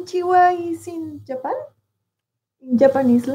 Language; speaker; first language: English; non-native, learner; Spanish